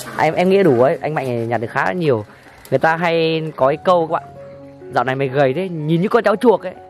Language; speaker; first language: Vietnamese; non-native, local second language; Tày